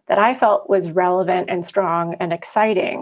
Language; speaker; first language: English; native; English